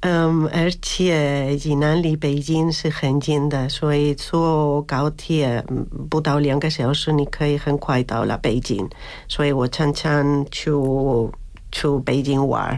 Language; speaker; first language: Chinese; non-native, learner; Spanish